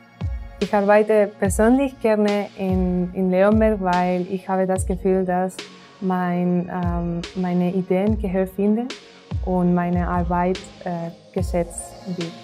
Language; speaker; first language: German; non-native, fluent; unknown